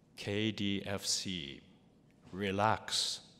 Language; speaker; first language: French; non-native, learner; English